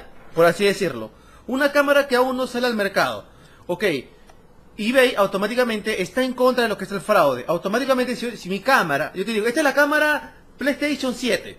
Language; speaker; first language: Spanish; native; Spanish